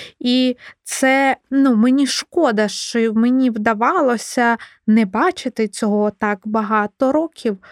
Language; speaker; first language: Ukrainian; non-native, local second language; Russian